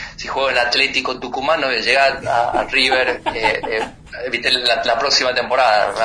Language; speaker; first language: Spanish; native; Spanish